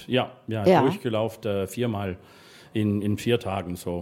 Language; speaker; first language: German; non-native, fluent; English